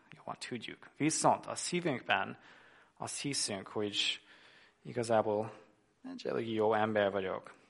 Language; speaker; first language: Hungarian; non-native, fluent; English